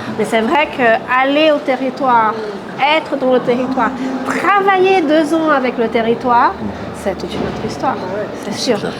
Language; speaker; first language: French; non-native, fluent; Portuguese